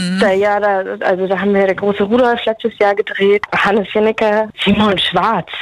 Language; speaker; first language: German; early bilingual, other home language; Hungarian